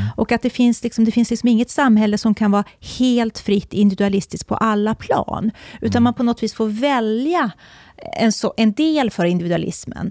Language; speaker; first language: Swedish; native; Swedish